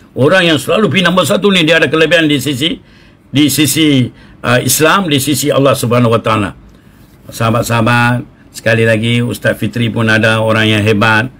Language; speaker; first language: Malay; non-native, local second language; Tamil